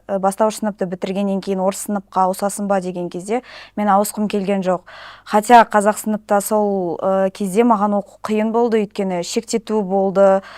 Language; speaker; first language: Kazakh; non-native, local second language; Russian